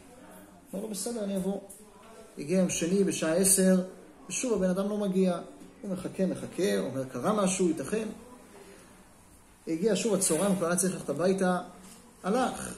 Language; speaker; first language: Hebrew; native; Hebrew